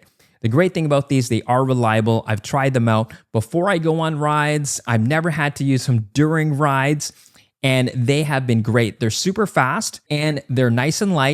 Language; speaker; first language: English; native; English